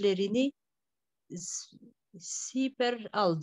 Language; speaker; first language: Turkish; non-native, learner; Kyrgyz